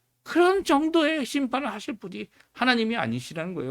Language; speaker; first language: Korean; native; Korean